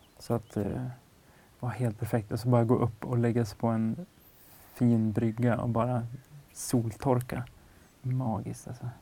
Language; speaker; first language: Swedish; native; Swedish